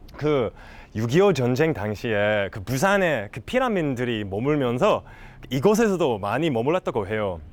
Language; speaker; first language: Korean; non-native, fluent; English